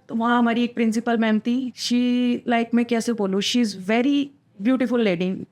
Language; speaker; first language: Hindi; native; Hindi